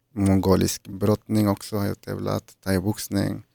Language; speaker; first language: Swedish; non-native, fluent; Spanish